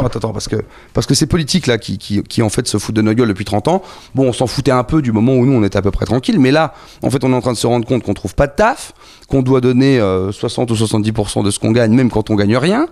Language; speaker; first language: French; native; French